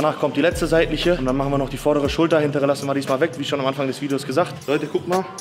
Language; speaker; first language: German; native; German